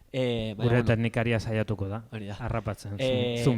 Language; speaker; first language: Basque; native; Basque